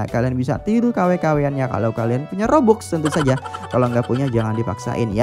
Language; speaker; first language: Indonesian; native; Indonesian